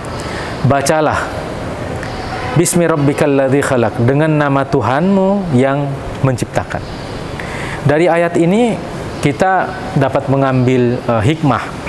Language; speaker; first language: Indonesian; native; Indonesian